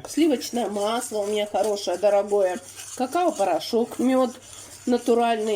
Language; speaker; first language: Russian; native; Russian